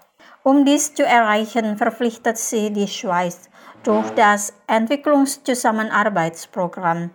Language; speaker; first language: German; non-native, fluent; Indonesian